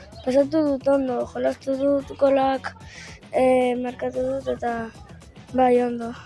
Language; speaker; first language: Basque; non-native, local second language; Spanish